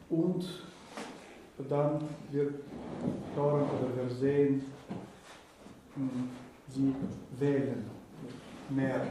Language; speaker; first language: German; non-native, fluent; Russian